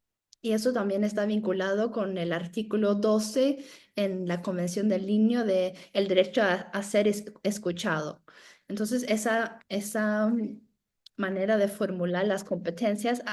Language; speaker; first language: Spanish; non-native, fluent; Norwegian